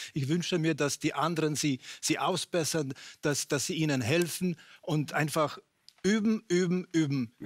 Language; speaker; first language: German; non-native, fluent; Polish